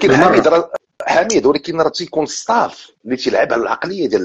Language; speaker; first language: Arabic; native; Arabic